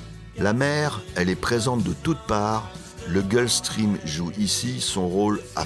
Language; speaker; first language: French; native; French